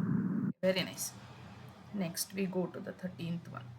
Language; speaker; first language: English; non-native, local second language; Tamil